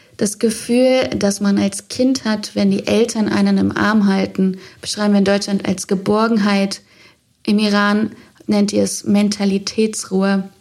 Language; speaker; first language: German; native; German